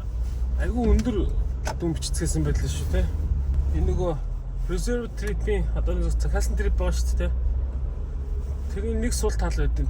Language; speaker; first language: Mongolian; native; Mongolian